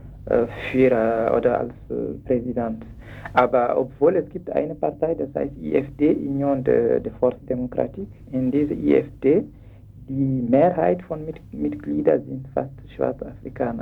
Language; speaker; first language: German; non-native, fluent; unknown